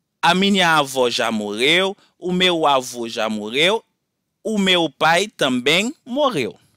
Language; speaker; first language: Portuguese; non-native, fluent; Haitian Creole